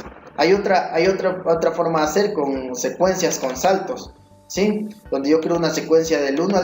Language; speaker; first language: Spanish; native; Spanish